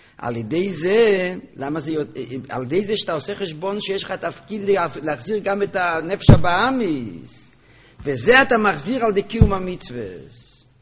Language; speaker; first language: Hebrew; non-native, local second language; Yiddish